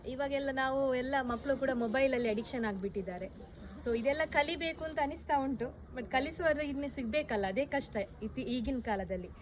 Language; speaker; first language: Kannada; non-native, local second language; Tulu